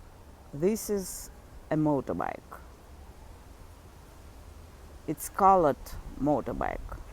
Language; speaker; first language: English; non-native, fluent; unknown